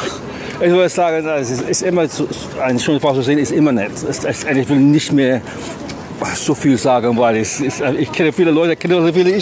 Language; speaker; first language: German; non-native, learner; English